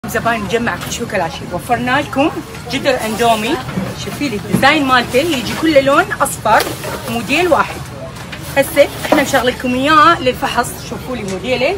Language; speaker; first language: Arabic; native; Arabic